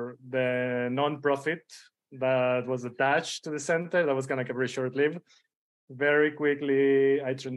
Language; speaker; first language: English; early bilingual, other home language; Spanish